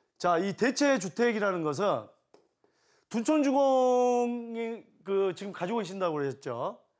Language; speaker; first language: Korean; native; Korean